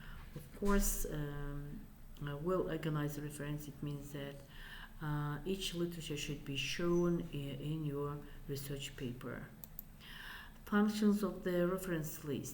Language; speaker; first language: English; non-native, fluent; Kazakh